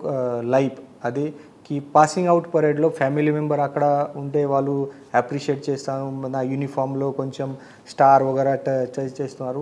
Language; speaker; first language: Telugu; non-native, learner; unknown